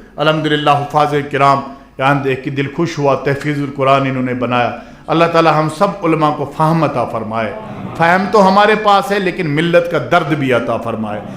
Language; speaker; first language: Urdu; non-native, local second language; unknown